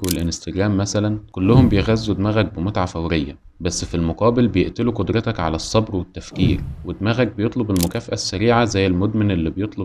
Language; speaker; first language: Arabic; native; Arabic